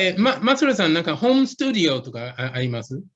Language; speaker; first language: Japanese; non-native, fluent; English